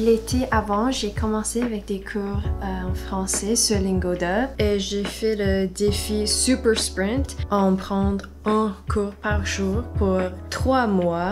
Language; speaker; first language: French; non-native, learner; English